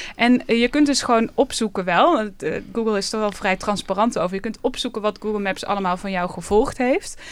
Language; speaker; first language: Dutch; native; Dutch